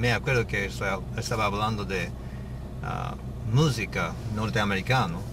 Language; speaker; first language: Spanish; non-native, learner; Japanese